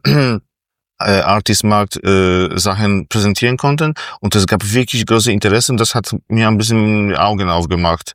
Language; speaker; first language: German; non-native, fluent; Polish